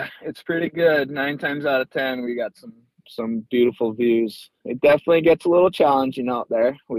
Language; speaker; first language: English; native; English